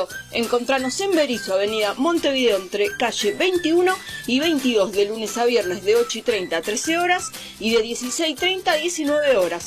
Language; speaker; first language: Spanish; native; Spanish